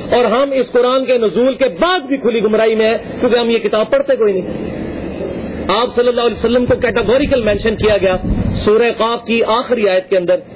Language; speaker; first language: Urdu; non-native, local second language; Punjabi